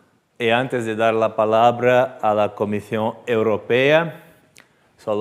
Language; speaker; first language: Spanish; non-native, fluent; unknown